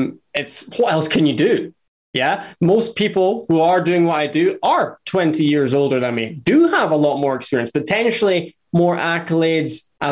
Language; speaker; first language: English; native; English